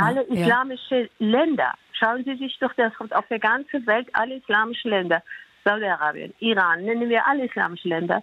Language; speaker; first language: German; non-native, fluent; Persian